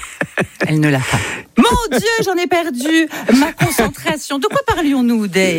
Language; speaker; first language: French; native; French